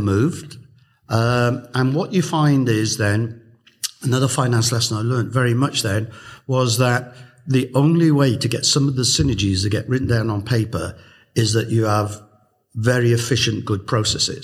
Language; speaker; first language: English; native; English